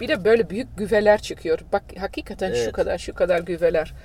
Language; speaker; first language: Turkish; non-native, fluent; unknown